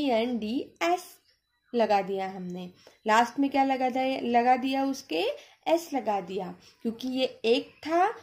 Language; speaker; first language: Hindi; non-native, local second language; Marathi